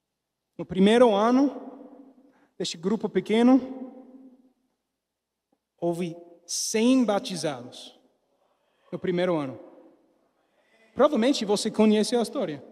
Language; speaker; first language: Portuguese; non-native, learner; English